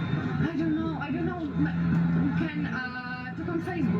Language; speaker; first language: English; non-native, learner; Polish